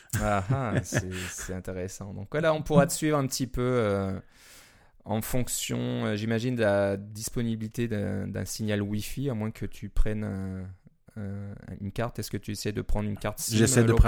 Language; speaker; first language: French; native; French